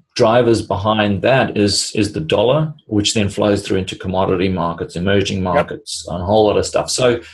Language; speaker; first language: English; native; English